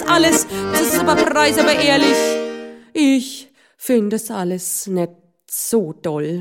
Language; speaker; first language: German; native; German